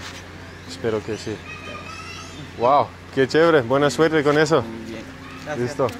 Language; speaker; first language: Spanish; non-native, learner; English